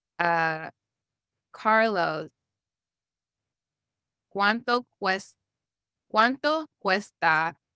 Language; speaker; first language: Spanish; non-native, learner; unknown